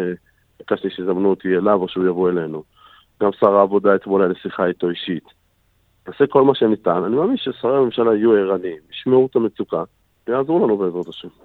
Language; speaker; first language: Hebrew; native; Hebrew